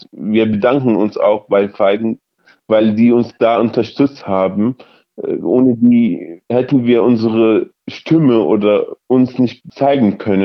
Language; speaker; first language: German; early bilingual, other home language; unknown